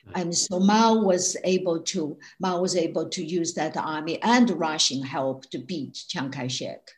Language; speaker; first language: English; non-native, fluent; Chinese